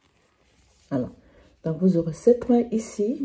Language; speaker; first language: French; native; French